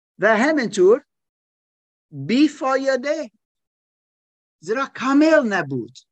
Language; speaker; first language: Persian; non-native, learner; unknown